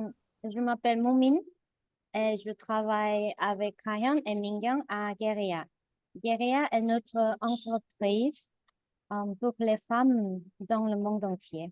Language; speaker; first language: French; non-native, learner; Korean